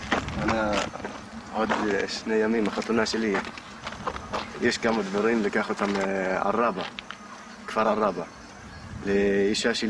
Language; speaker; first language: Hebrew; non-native, local second language; Arabic